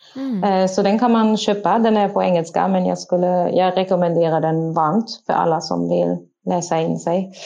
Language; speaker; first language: Swedish; non-native, fluent; German